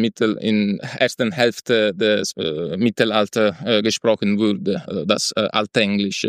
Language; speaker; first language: German; non-native, fluent; Italian